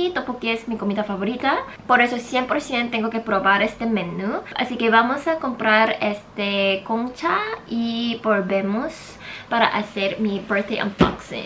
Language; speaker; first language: Spanish; non-native, learner; Korean